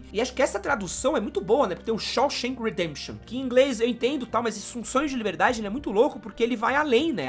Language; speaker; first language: Portuguese; native; Portuguese